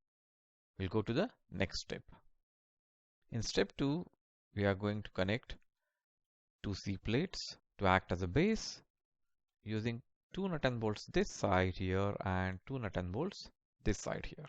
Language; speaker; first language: English; non-native, local second language; Marathi